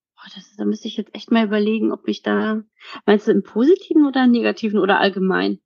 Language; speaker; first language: German; early bilingual, other home language; Polish